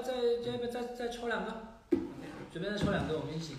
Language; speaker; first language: Chinese; native; Chinese